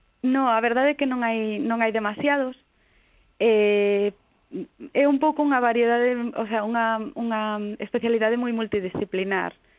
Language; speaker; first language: Galician; non-native, local second language; Spanish